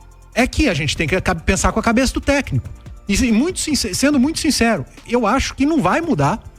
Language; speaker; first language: Portuguese; native; Portuguese